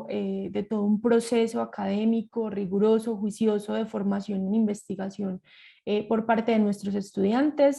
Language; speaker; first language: Spanish; native; Spanish